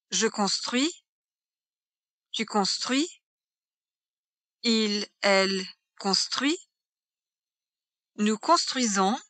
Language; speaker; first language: French; native; French